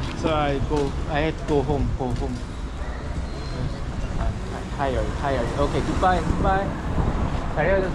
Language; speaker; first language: English; non-native, learner; Korean